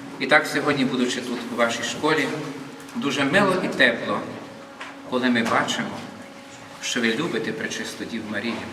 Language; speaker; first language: Ukrainian; native; Ukrainian